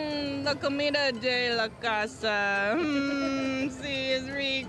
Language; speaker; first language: Spanish; non-native, learner; English